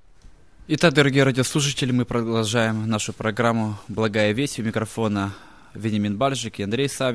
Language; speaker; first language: Russian; native; Russian